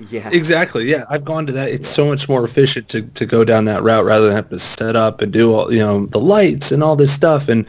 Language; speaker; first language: English; native; English